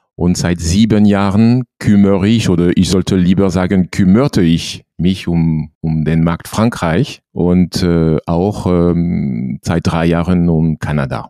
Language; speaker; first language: German; non-native, fluent; French